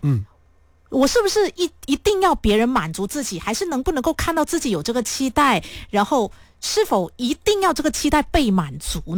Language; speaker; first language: Chinese; native; Chinese